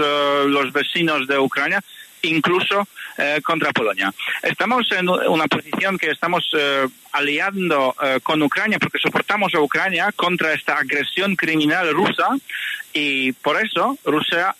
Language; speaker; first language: Spanish; non-native, fluent; Polish